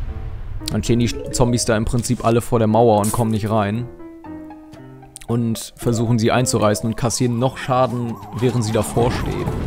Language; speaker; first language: German; native; German